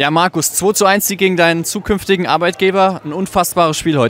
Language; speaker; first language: German; native; German